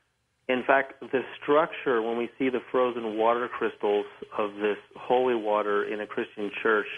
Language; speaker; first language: English; native; English